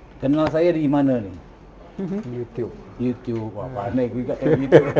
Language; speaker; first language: Malay; native; Malay